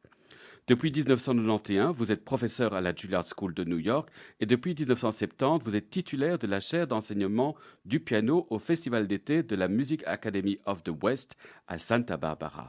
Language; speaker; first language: French; native; French